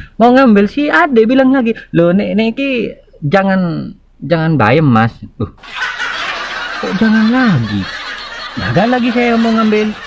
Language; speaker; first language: Indonesian; non-native, local second language; Madurese